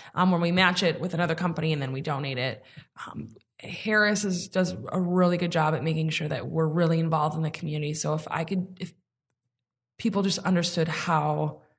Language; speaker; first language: English; native; English